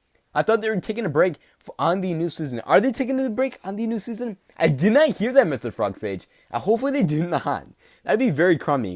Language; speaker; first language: English; native; English